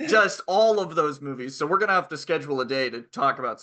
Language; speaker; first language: English; native; English